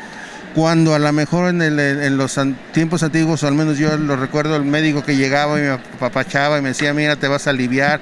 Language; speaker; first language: Spanish; native; Spanish